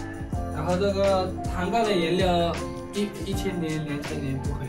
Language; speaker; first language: Chinese; non-native, learner; Nepali